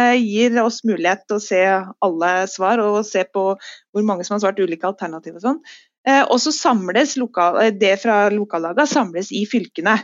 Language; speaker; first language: Norwegian; native; Norwegian